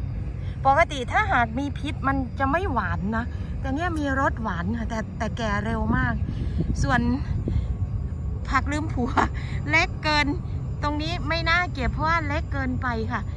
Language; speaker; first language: Thai; native; Thai